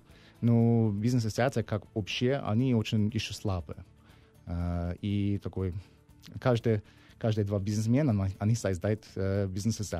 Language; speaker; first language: Russian; non-native, learner; English